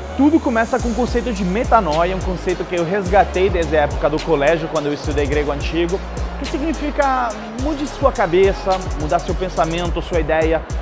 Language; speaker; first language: Portuguese; non-native, fluent; Italian